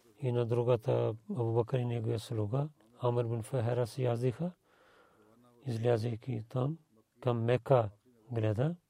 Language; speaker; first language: Bulgarian; non-native, learner; Urdu